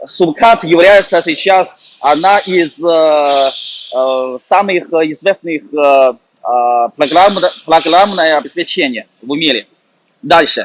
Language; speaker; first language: Russian; non-native, learner; Chinese